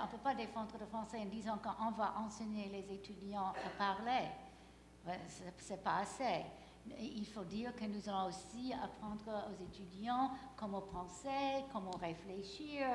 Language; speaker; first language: French; non-native, fluent; English